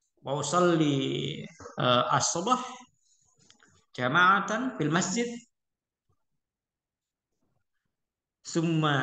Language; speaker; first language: Arabic; non-native, fluent; Indonesian